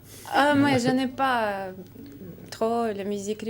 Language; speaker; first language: French; non-native, learner; Russian